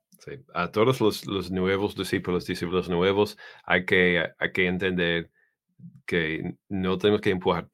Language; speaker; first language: Spanish; non-native, learner; English